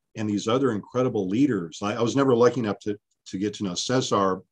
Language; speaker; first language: English; early bilingual, other home language; Spanish